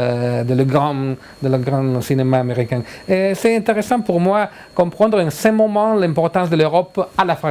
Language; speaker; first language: French; non-native, learner; Italian